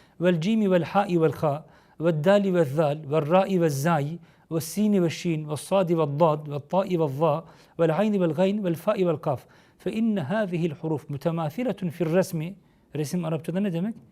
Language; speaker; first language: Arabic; non-native, fluent; Turkish